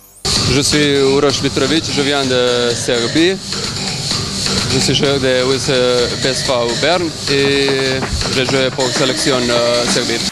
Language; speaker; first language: French; non-native, learner; Serbian